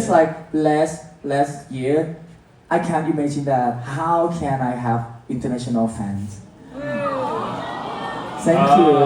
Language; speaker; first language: English; non-native, learner; Thai